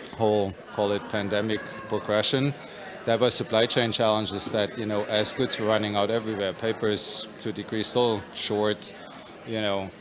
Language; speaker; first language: English; non-native, fluent; German